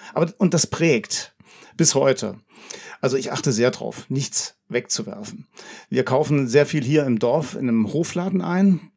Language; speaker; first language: German; native; German